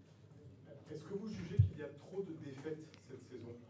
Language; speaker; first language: French; native; French